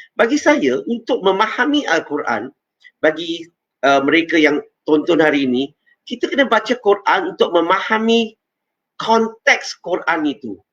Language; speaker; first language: Malay; non-native, local second language; Chinese